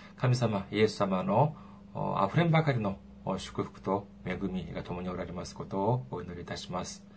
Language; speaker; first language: Japanese; non-native, fluent; Korean